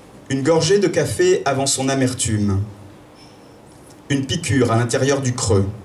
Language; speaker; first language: French; native; French